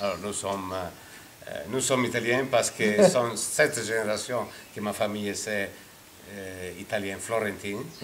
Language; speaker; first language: French; non-native, fluent; Italian